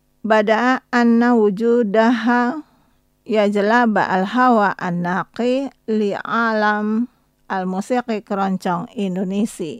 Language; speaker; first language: Arabic; non-native, learner; Indonesian